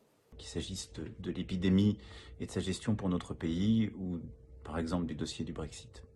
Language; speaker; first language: French; native; French